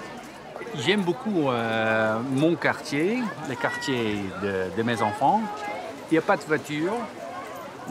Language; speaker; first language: French; non-native, learner; Dutch